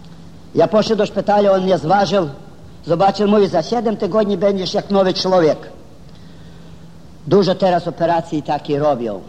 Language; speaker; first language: Polish; non-native, fluent; Ukrainian